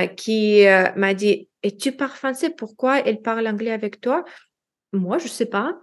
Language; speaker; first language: French; non-native, learner; Russian